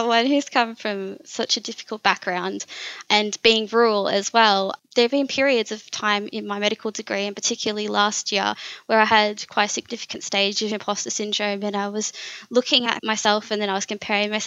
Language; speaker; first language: English; native; English